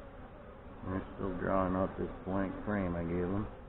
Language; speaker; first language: English; native; English